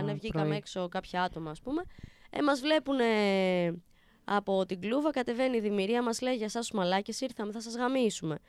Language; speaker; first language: Greek; native; Greek